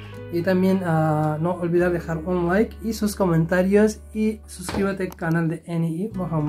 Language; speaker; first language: Spanish; non-native, learner; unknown